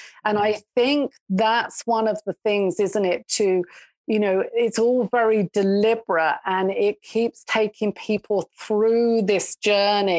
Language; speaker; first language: English; native; English